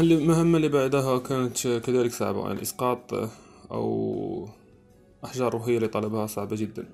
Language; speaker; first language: Arabic; native; Arabic